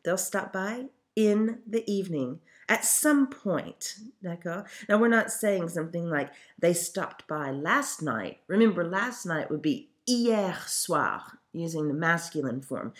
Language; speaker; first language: English; native; English